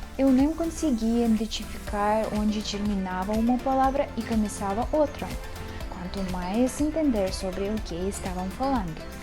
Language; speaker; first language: Portuguese; non-native, learner; Russian